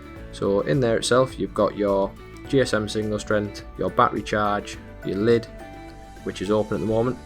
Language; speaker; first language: English; native; English